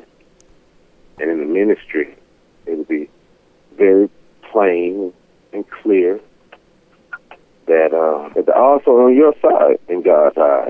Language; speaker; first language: English; native; English